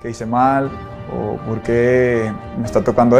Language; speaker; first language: Spanish; native; Spanish